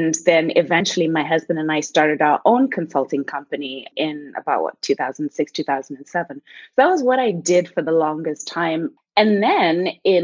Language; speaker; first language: English; non-native, local second language; Shona